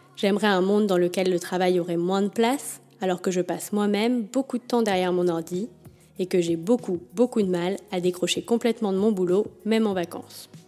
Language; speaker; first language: French; native; French